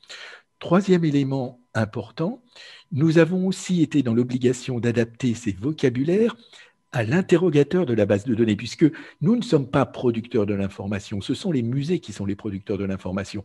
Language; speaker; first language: French; native; French